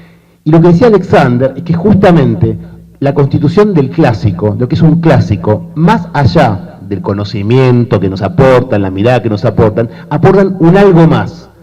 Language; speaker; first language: Spanish; native; Spanish